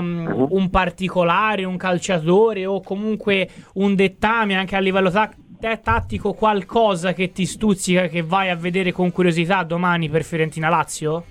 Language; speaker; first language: Italian; native; Italian